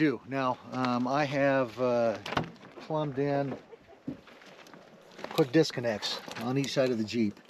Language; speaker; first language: English; native; English